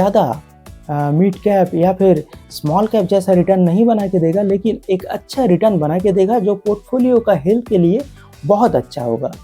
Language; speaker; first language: Hindi; non-native, local second language; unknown